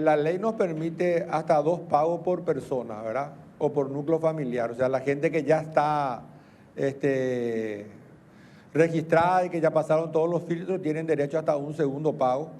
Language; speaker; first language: Spanish; native; Spanish